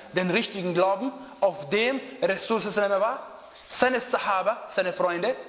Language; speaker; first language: German; non-native, fluent; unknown